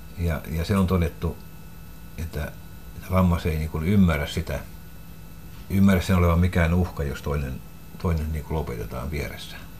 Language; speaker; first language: Finnish; native; Finnish